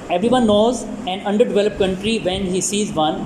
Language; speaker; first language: English; non-native, local second language; Urdu